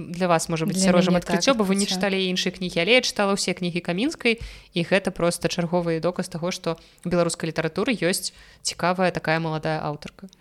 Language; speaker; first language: Belarusian; non-native, local second language; Russian